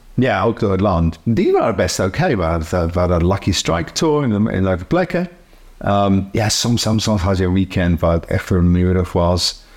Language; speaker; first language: Dutch; non-native, fluent; English